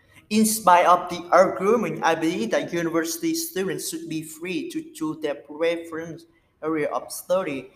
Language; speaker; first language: English; non-native, learner; Vietnamese